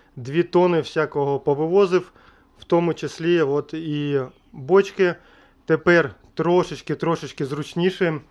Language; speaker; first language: Ukrainian; native; Ukrainian